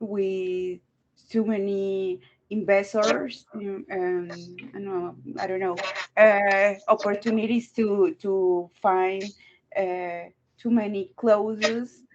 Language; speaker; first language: English; non-native, learner; Spanish